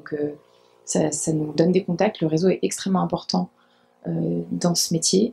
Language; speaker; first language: French; native; French